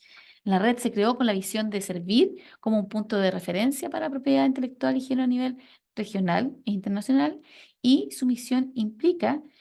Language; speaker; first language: Spanish; native; Spanish